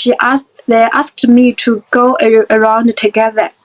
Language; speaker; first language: English; non-native, fluent; Chinese